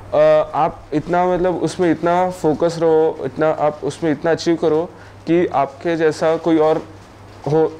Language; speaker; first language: Hindi; non-native, local second language; Marathi